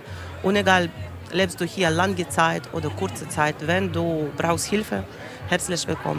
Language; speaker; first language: German; non-native, learner; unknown